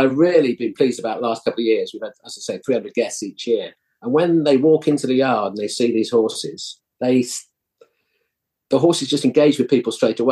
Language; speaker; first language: English; native; English